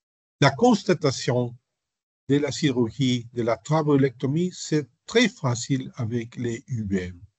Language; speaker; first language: French; non-native, learner; Spanish